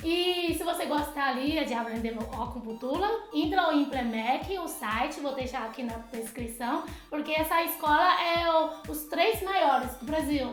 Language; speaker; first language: Portuguese; non-native, fluent; Chinese